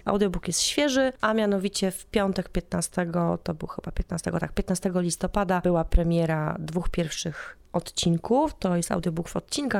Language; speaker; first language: Polish; native; Polish